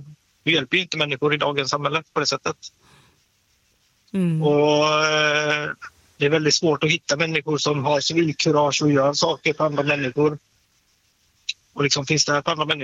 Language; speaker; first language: Swedish; native; Swedish